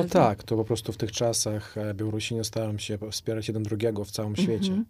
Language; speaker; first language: Polish; non-native, fluent; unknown